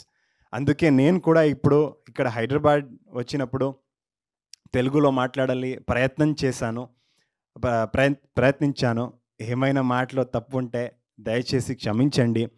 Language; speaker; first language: Telugu; non-native, learner; Kannada